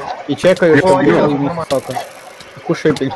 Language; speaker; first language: Russian; native; Russian